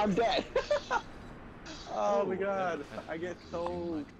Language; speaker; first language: English; native; English